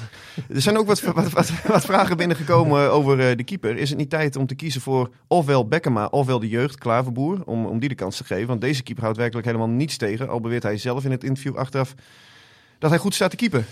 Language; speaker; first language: Dutch; native; Dutch